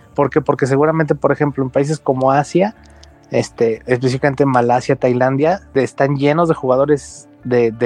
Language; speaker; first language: Spanish; native; Spanish